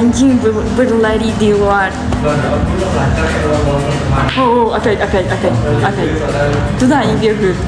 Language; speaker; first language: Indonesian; non-native, learner; Russian